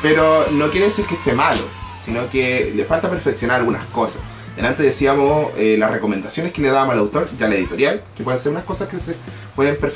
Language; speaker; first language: Spanish; native; Spanish